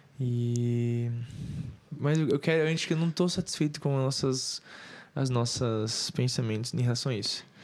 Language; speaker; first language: Portuguese; native; Portuguese